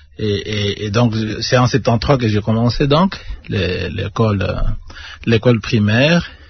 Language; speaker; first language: French; non-native, local second language; Luba-Lulua